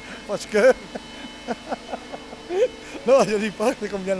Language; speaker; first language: French; non-native, learner; Italian